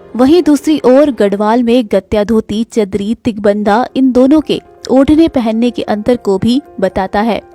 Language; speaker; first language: Hindi; native; Hindi